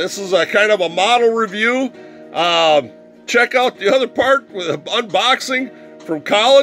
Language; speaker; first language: English; native; English